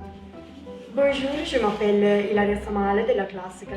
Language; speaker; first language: French; non-native, learner; Italian